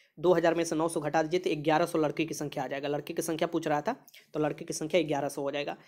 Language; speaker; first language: Hindi; native; Hindi